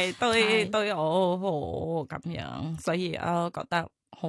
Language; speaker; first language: Cantonese; non-native, fluent; Thai